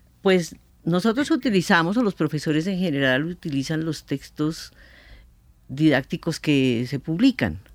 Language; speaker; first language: Spanish; native; Spanish